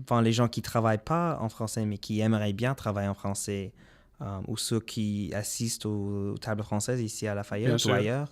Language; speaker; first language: French; non-native, local second language; English